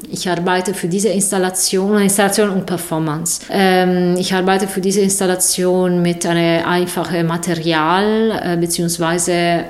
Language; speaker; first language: German; non-native, fluent; Italian